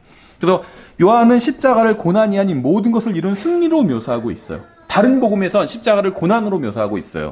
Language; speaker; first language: Korean; native; Korean